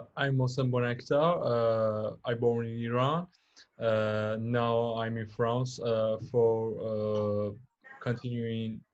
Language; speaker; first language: English; non-native, learner; Persian